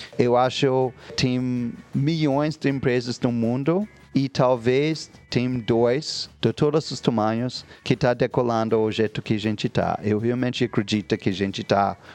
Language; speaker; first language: Portuguese; non-native, fluent; English